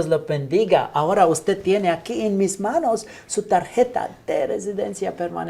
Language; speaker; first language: Spanish; non-native, learner; English